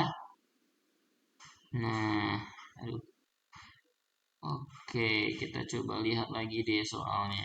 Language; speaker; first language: Indonesian; native; Indonesian